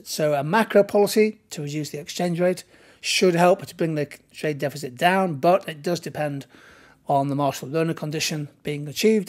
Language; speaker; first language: English; native; English